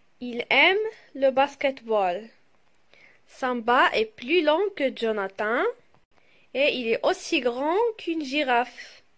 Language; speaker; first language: French; non-native, local second language; Arabic